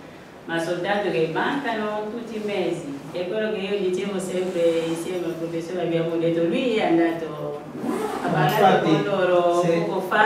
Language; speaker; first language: Italian; non-native, fluent; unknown